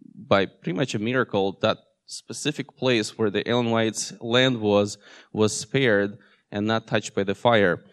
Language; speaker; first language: English; non-native, fluent; Russian